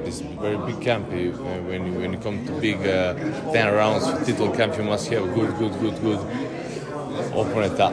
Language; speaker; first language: English; non-native, learner; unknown